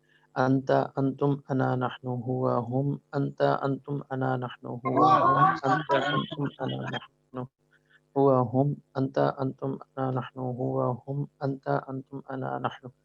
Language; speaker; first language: Arabic; non-native, learner; Urdu